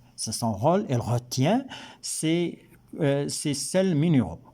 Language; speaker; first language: French; non-native, local second language; Arabic